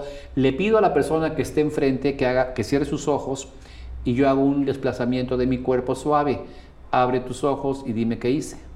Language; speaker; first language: Spanish; native; Spanish